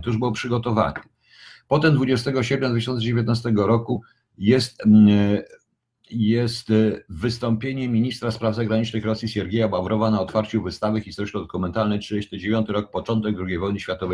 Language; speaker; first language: Polish; native; Polish